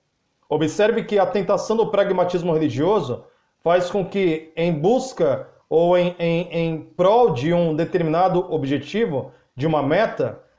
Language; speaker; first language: Portuguese; native; Portuguese